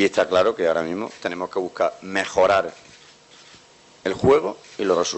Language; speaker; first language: Spanish; native; Spanish